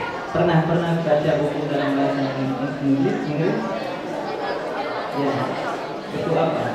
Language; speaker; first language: Indonesian; non-native, fluent; Arabic